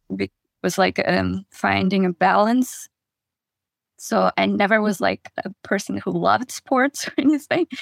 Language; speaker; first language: English; non-native, fluent; Russian